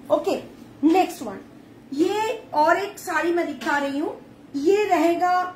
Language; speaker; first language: Hindi; non-native, local second language; Bangla